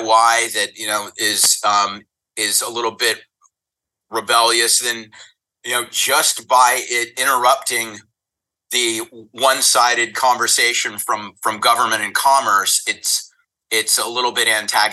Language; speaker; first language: English; native; English